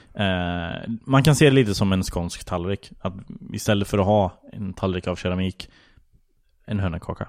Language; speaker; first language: Swedish; native; Swedish